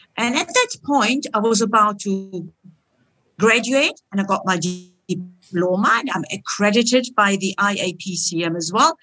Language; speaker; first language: English; non-native, fluent; Turkish